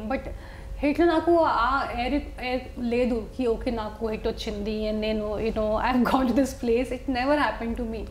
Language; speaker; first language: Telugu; non-native, local second language; Hindi